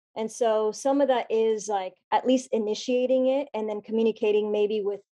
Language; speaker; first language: English; native; English